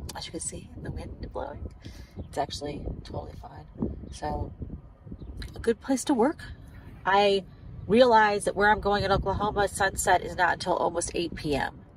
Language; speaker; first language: English; native; English